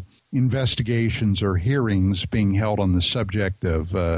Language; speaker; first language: English; native; English